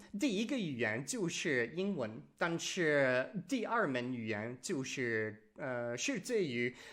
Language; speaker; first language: Chinese; non-native, learner; English